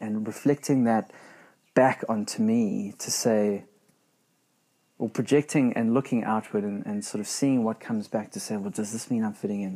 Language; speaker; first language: English; native; English